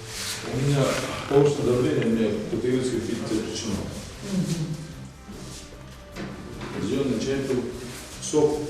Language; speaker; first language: Russian; non-native, local second language; Kyrgyz